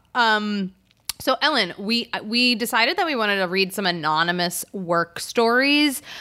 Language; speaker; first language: English; native; English